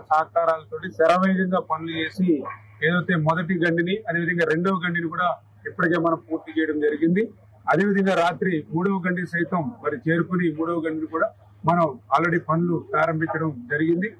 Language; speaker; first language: Telugu; native; Telugu